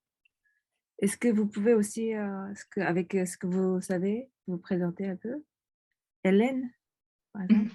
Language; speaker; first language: French; non-native, fluent; Korean